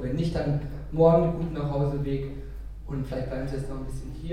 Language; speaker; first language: German; native; German